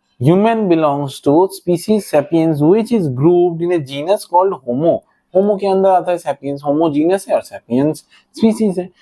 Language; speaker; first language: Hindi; non-native, local second language; Bangla